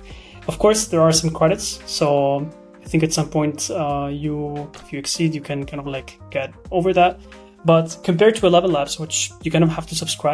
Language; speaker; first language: English; non-native, fluent; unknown